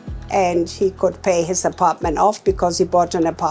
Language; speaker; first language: English; non-native, fluent; German